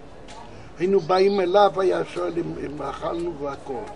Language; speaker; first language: Hebrew; non-native, fluent; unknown